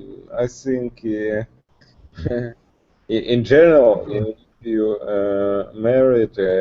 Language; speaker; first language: English; non-native, learner; Russian